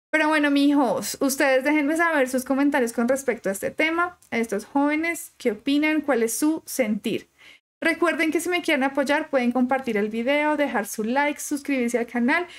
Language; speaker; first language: Spanish; native; Spanish